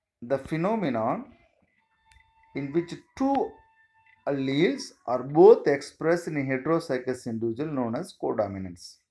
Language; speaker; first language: English; non-native, local second language; Tamil